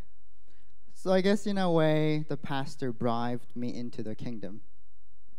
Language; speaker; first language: English; non-native, fluent; Korean